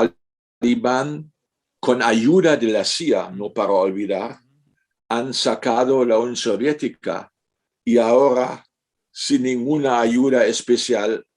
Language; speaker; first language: Spanish; non-native, fluent; German